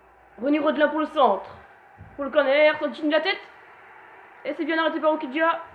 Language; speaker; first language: French; native; French